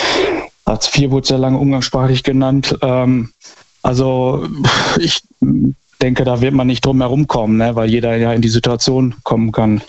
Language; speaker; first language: German; native; German